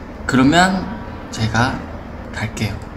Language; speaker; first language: Korean; non-native, fluent; Chinese